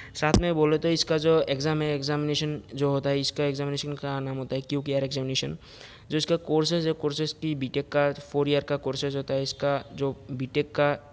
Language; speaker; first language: Hindi; non-native, local second language; Assamese